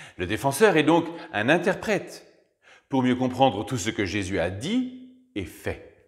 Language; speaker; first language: French; native; French